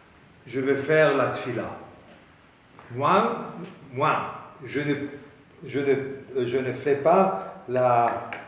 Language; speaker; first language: French; non-native, learner; Hebrew